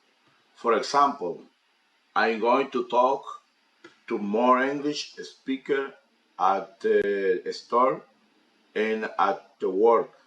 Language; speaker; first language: English; non-native, learner; Spanish